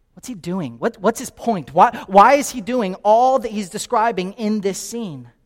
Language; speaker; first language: English; native; English